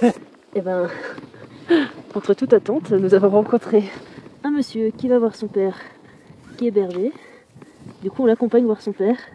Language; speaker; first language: French; native; French